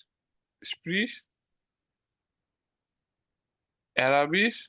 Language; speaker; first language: German; non-native, learner; Bangla